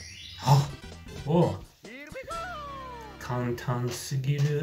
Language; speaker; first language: Japanese; non-native, learner; English